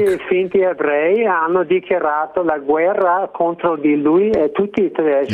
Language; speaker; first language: Italian; non-native, learner; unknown